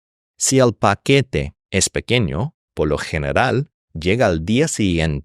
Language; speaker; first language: Spanish; non-native, fluent; English